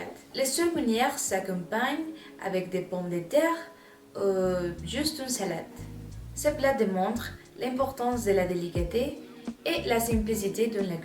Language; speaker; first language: French; non-native, learner; Spanish